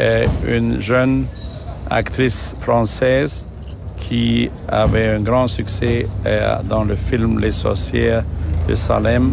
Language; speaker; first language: French; non-native, fluent; German